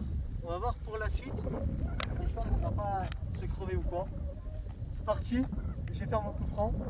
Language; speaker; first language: French; native; French